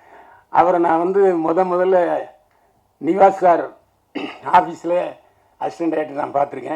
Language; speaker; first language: Tamil; native; Tamil